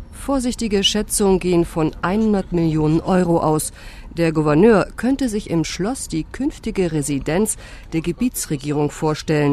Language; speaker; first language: German; native; German